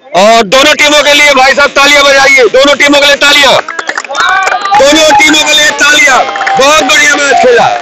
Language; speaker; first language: Hindi; non-native, local second language; Punjabi